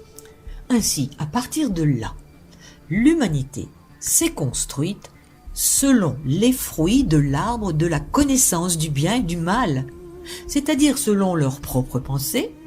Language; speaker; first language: French; native; French